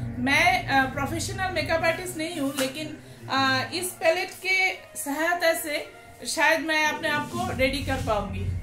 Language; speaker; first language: Hindi; non-native, local second language; Bangla